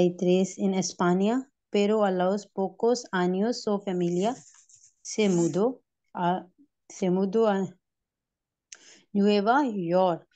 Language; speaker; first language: Spanish; non-native, learner; Urdu